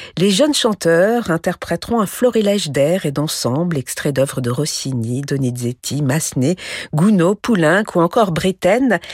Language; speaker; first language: French; native; French